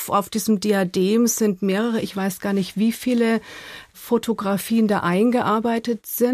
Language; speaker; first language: German; native; German